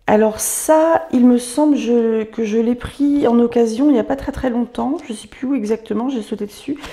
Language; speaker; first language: French; native; French